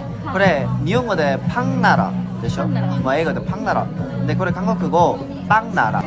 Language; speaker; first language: Japanese; non-native, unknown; Korean